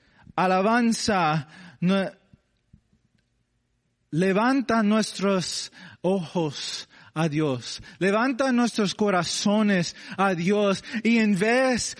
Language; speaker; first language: Spanish; non-native, learner; English